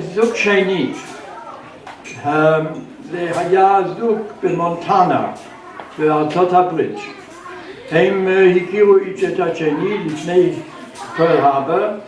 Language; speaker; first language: Hebrew; non-native, fluent; German